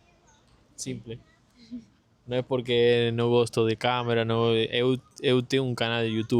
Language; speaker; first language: Portuguese; non-native, learner; Spanish